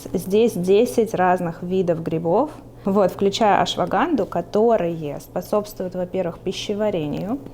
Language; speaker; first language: Russian; native; Russian